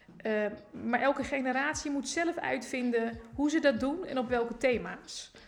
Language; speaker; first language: Dutch; native; Dutch